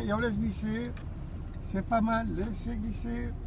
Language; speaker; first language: French; native; French